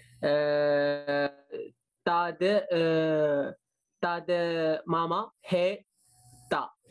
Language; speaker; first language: Chinese; non-native, learner; Arabic